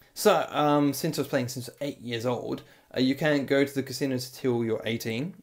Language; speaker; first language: English; native; English